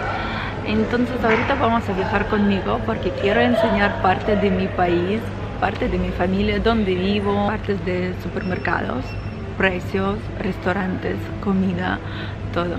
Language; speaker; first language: Spanish; non-native, fluent; Ukrainian